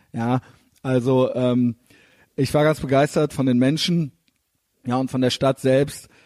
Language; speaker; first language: German; native; German